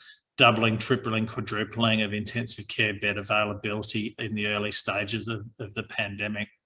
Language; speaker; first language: English; native; English